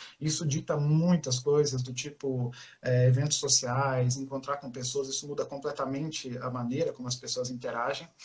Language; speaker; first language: Portuguese; native; Portuguese